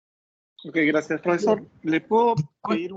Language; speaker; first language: Spanish; native; Spanish